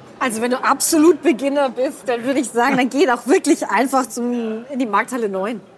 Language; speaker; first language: German; native; German